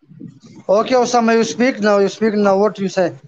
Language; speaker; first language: English; non-native, learner; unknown